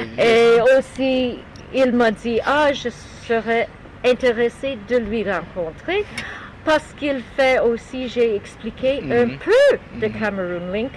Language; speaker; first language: French; non-native, learner; English